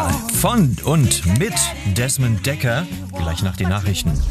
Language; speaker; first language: German; native; German